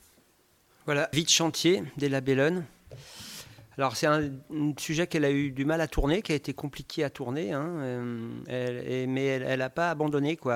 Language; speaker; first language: French; native; French